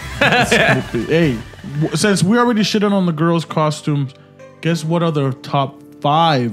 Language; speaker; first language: English; early bilingual, other home language; Spanish